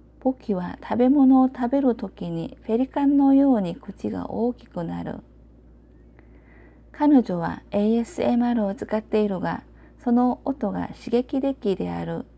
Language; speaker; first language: Japanese; non-native, learner; Korean